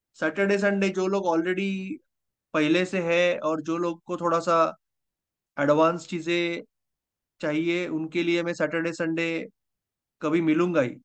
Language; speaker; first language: Hindi; non-native, local second language; Marathi